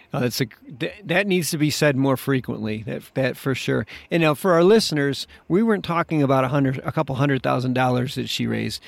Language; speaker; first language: English; native; English